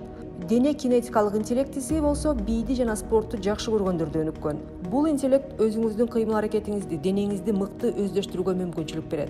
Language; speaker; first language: Kyrgyz; native; Kyrgyz